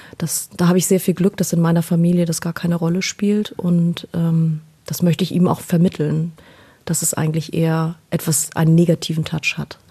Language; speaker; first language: German; native; German